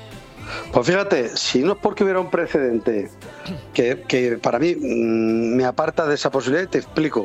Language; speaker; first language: Spanish; native; Spanish